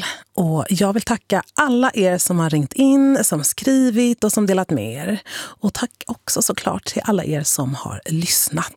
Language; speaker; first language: Swedish; native; Swedish